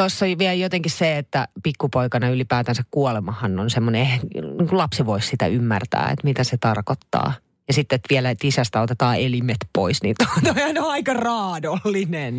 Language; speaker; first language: Finnish; native; Finnish